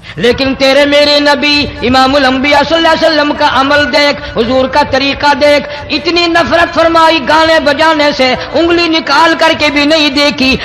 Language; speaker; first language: Urdu; non-native, local second language; Saraiki